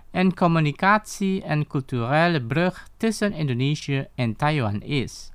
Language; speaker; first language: Dutch; non-native, fluent; Indonesian